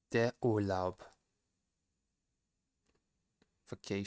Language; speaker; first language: German; non-native, learner; Portuguese